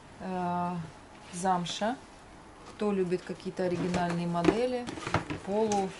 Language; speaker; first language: Russian; native; Russian